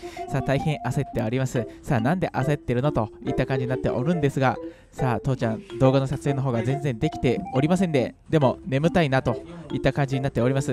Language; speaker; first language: Japanese; native; Japanese